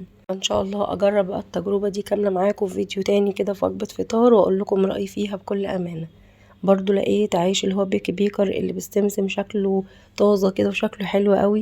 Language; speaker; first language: Arabic; native; Arabic